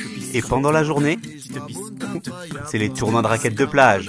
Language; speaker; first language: French; native; French